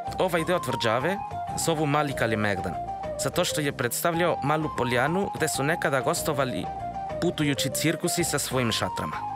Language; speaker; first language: Serbian; non-native, fluent; Spanish